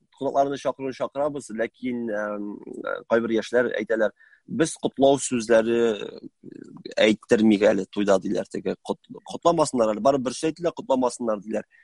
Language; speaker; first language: Tatar; native; Tatar